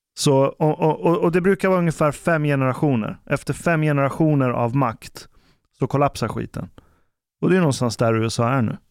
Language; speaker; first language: Swedish; early bilingual, other home language; Persian